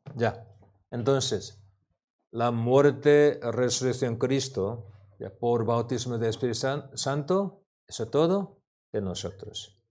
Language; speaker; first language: Spanish; non-native, learner; Korean